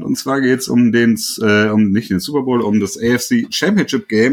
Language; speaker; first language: German; native; German